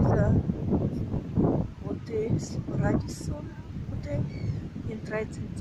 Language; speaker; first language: German; non-native, learner; Russian